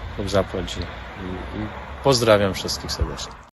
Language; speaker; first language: Polish; early bilingual, heritage; Polish